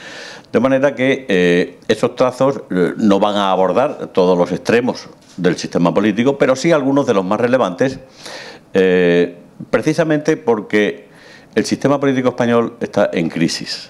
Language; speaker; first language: Spanish; native; Spanish